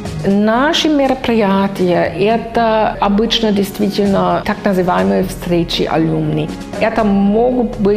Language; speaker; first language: Russian; non-native, fluent; German